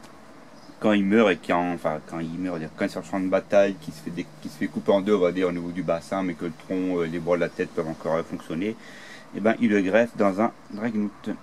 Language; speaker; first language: French; native; French